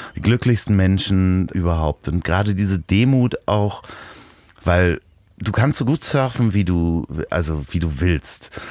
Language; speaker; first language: German; native; German